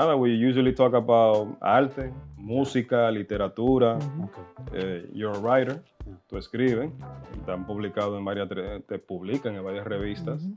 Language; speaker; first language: Spanish; early bilingual, heritage; Spanish